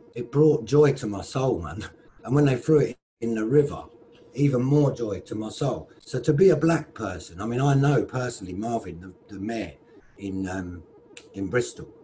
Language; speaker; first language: English; native; English